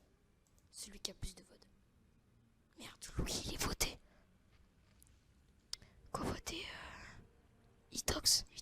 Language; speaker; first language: French; native; French